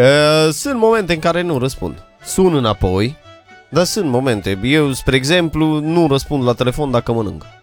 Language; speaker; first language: Romanian; native; Romanian